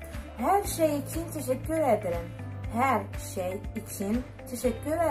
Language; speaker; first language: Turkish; non-native, fluent; Arabic